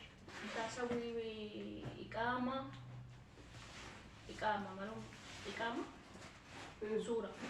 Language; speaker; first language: Arabic; non-native, learner; Oromo